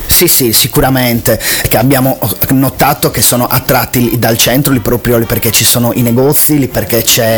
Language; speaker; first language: Italian; native; Italian